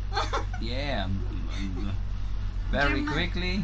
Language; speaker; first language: English; non-native, learner; German